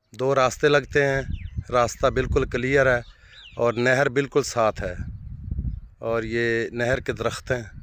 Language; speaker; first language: Urdu; non-native, local second language; Punjabi